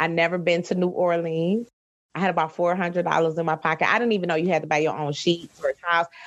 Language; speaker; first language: English; native; English